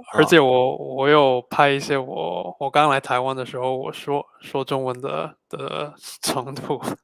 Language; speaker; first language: Chinese; non-native, fluent; English